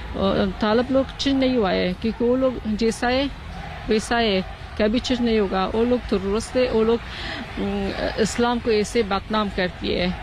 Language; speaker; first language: Hindi; non-native, learner; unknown